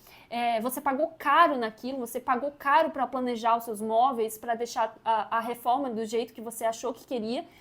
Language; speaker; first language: Portuguese; native; Portuguese